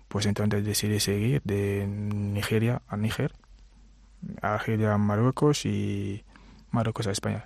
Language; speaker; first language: Spanish; non-native, fluent; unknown